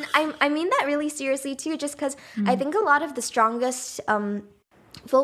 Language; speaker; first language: English; native; English